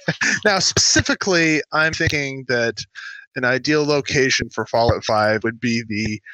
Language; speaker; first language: English; native; English